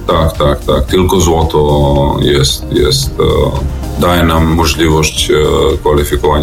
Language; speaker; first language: Polish; non-native, learner; Serbian